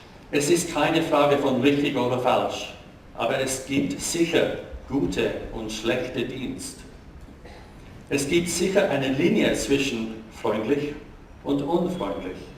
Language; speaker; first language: German; non-native, fluent; English